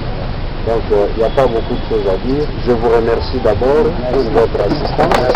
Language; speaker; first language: French; non-native, local second language; Lingala